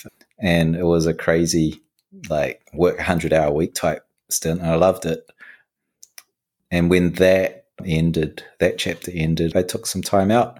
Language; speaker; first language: English; native; English